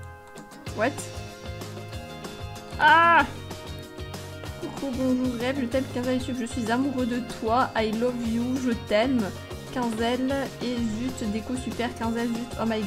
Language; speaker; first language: French; native; French